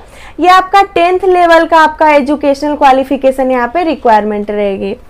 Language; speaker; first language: Hindi; native; Hindi